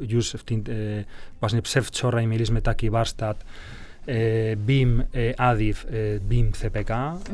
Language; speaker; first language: Polish; non-native, fluent; Spanish